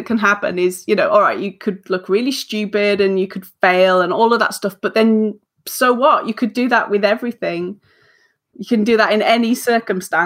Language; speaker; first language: English; native; English